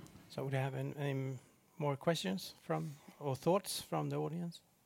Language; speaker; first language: English; non-native, fluent; Swedish